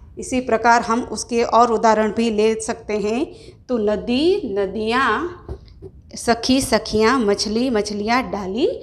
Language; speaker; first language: Hindi; non-native, local second language; Gujarati